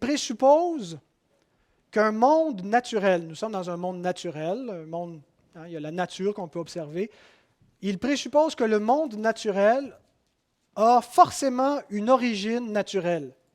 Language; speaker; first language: French; native; French